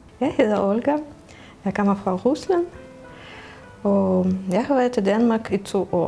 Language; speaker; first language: Danish; non-native, learner; Russian